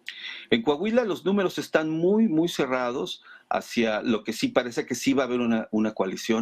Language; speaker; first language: Spanish; native; Spanish